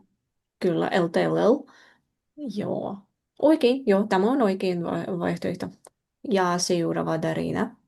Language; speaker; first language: Finnish; non-native, fluent; Russian